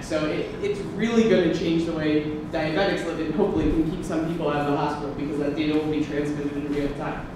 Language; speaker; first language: English; native; English